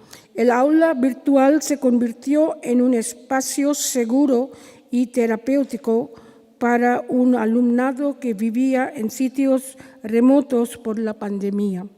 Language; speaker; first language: Spanish; non-native, fluent; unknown